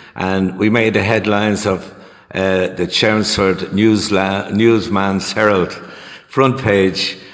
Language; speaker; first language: English; native; English